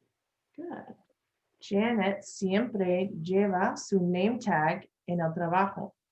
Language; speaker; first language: Spanish; non-native, learner; English